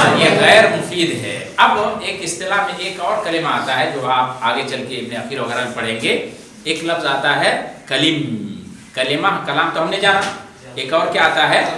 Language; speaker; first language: Urdu; native; Urdu